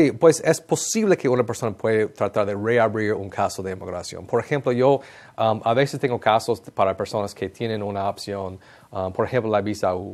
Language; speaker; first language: Spanish; non-native, fluent; English